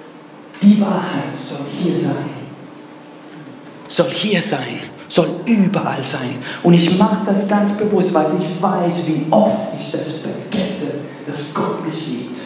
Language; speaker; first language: German; non-native, fluent; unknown